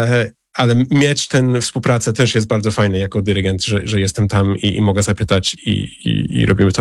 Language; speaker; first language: Polish; non-native, fluent; English